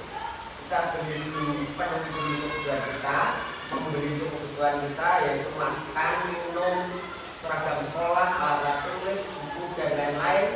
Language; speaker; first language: Indonesian; native; Indonesian